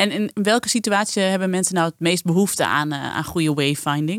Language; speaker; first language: Dutch; native; Dutch